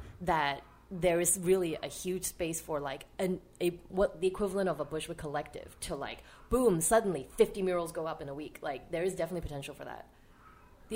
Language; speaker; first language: English; non-native, local second language; Cantonese